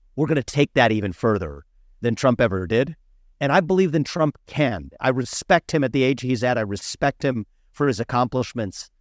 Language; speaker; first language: English; early bilingual, other home language; Hindi